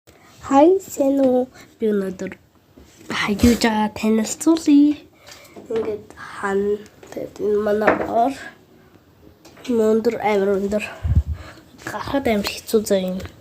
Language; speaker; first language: Mongolian; early bilingual, heritage; Mongolian